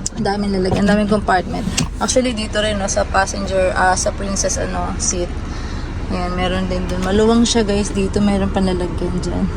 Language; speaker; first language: Filipino; native; Filipino